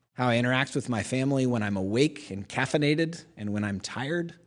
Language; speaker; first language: English; native; English